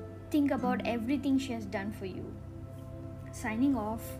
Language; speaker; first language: English; non-native, local second language; Tamil